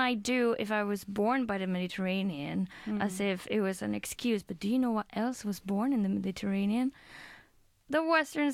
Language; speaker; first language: English; non-native, fluent; Spanish